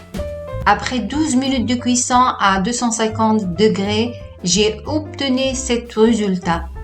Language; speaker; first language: French; non-native, fluent; Italian